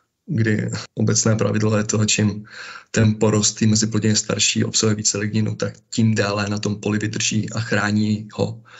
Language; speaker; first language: Czech; native; Czech